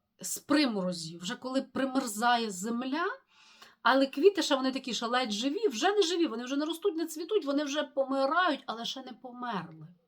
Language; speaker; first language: Ukrainian; non-native, local second language; Russian